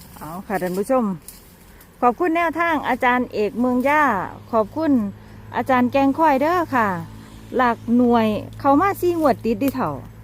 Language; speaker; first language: Thai; native; Thai